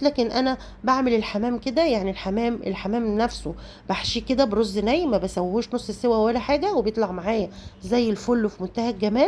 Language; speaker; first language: Arabic; native; Arabic